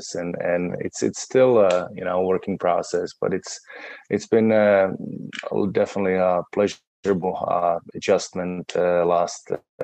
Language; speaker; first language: English; non-native, fluent; Czech